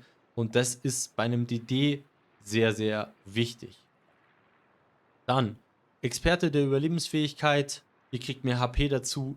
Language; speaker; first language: German; native; German